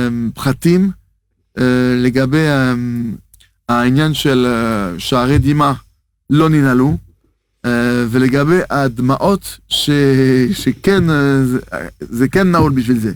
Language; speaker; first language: Hebrew; non-native, fluent; French